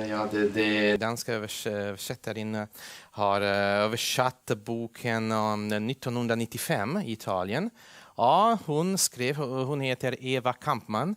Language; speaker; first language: Swedish; non-native, fluent; Italian